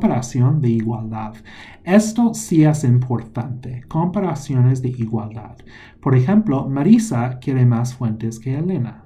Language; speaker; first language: Spanish; non-native, fluent; English